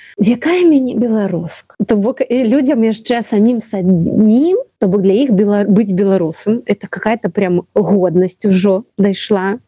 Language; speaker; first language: Belarusian; non-native, local second language; Russian